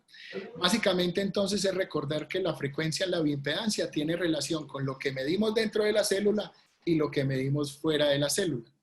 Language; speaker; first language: Spanish; native; Spanish